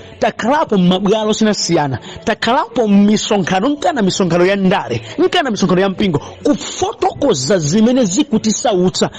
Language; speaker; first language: Nyanja; native; Nyanja